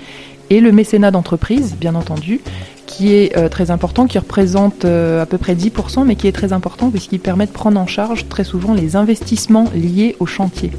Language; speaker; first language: French; native; French